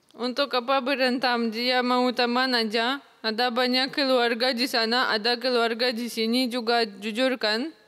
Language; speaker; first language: Indonesian; early bilingual, other home language; Russian